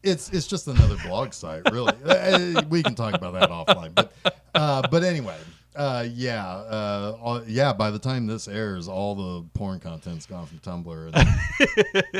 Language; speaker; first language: English; native; English